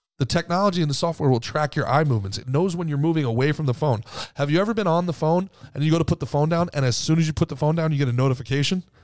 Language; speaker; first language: English; native; English